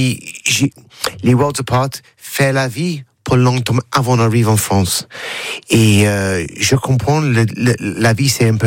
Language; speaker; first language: French; non-native, learner; English